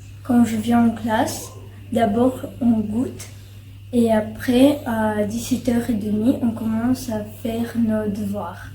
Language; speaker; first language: French; early bilingual, other home language; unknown